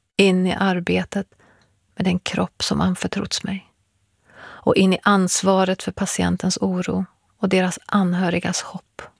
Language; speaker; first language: Swedish; early bilingual, other home language; Persian